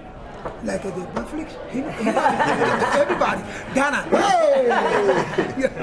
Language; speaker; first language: English; non-native, learner; Spanish